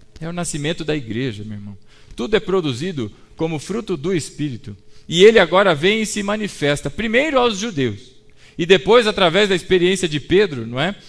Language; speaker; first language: Portuguese; native; Portuguese